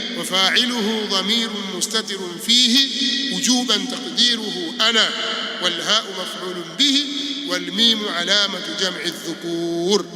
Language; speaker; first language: Arabic; non-native, fluent; Swahili